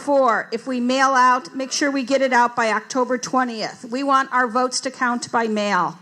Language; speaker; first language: English; native; English